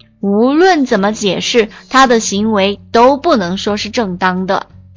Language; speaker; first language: Chinese; native; Chinese